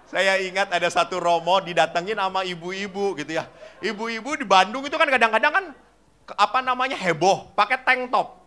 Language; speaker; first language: Indonesian; native; Indonesian